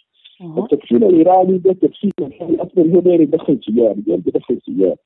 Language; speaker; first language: Arabic; native; Arabic